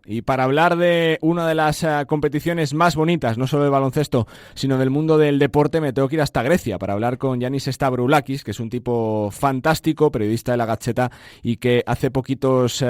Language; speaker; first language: Spanish; native; Spanish